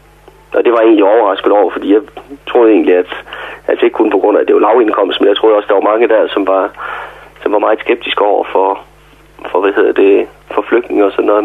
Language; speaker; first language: Danish; native; Danish